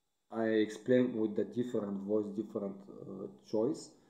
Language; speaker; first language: English; non-native, learner; Bulgarian